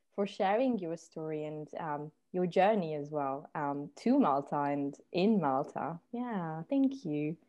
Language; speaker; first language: English; non-native, fluent; French